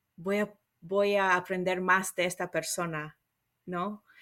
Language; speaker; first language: Spanish; non-native, fluent; English